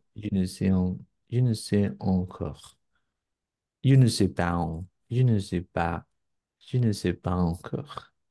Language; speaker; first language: French; non-native, learner; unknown